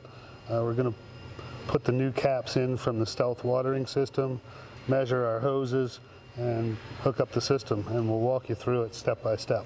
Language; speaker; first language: English; native; English